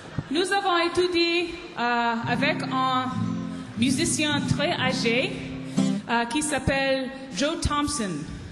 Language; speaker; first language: French; non-native, learner; English